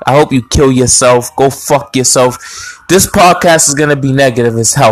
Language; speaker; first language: English; native; English